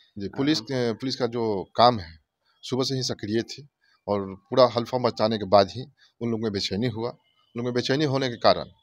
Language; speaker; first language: Hindi; native; Hindi